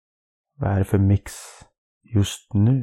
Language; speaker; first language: Swedish; non-native, fluent; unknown